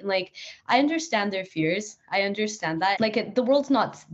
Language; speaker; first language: English; native; English